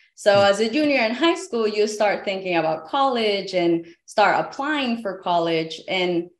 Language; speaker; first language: English; early bilingual, other home language; Spanish